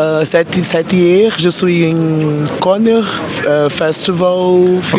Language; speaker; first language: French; non-native, learner; Portuguese